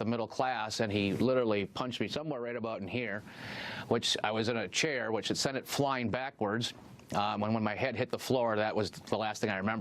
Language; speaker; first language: English; native; English